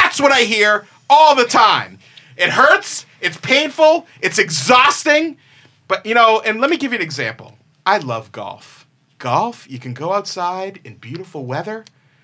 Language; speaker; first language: English; native; English